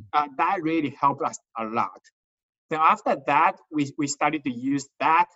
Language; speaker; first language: English; non-native, fluent; Chinese